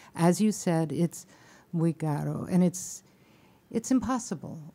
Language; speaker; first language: English; native; English